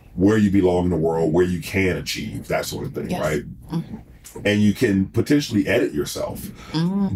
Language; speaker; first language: English; native; English